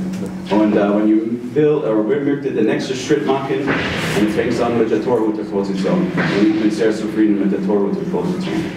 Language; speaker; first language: German; non-native, fluent; English